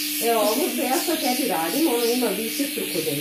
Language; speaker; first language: Serbian; native; Serbian